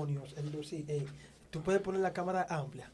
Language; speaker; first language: Spanish; native; Spanish